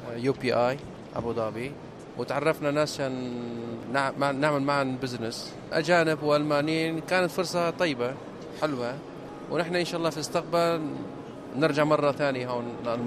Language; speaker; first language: Arabic; non-native, fluent; Turkish